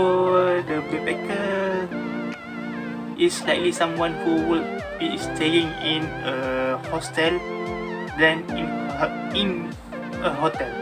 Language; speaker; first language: English; non-native, learner; Malay